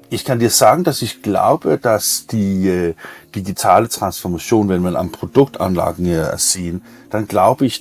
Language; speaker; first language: German; non-native, learner; Danish